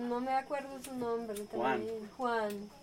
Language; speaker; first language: Spanish; non-native, learner; German